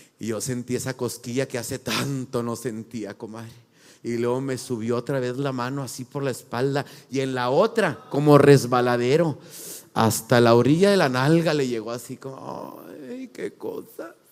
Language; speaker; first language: Spanish; native; Spanish